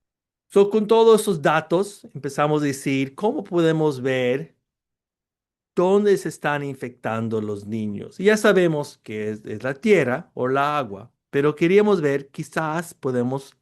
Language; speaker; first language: Spanish; early bilingual, heritage; Spanish